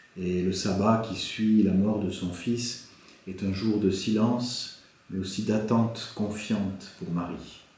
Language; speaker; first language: French; native; French